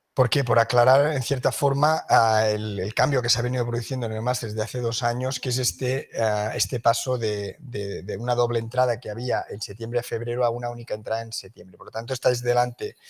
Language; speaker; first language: Spanish; non-native, local second language; Catalan